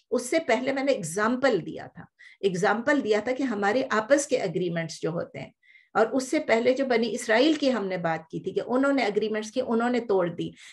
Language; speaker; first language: Urdu; native; Urdu